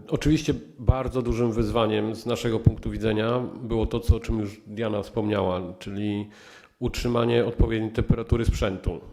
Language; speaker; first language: Polish; native; Polish